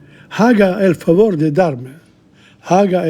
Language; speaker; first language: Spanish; non-native, learner; English